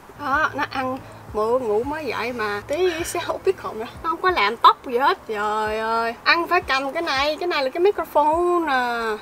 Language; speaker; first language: Vietnamese; early bilingual, heritage; Vietnamese